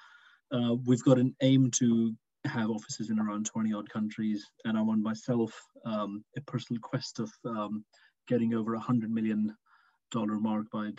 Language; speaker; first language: English; non-native, local second language; Urdu